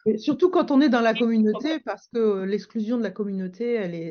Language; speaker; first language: French; native; French